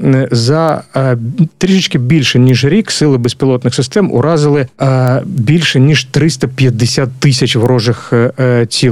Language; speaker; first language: Ukrainian; native; Ukrainian